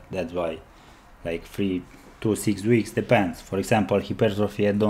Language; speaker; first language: English; non-native, learner; Romanian